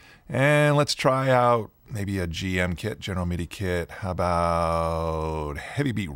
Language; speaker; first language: English; native; English